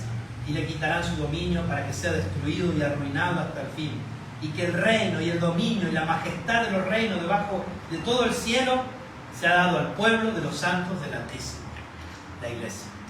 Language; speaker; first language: Spanish; native; Spanish